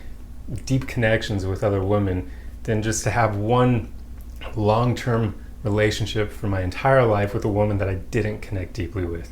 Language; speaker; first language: English; native; English